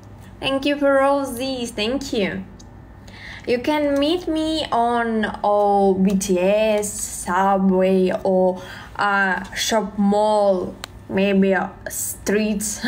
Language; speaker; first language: English; non-native, learner; Russian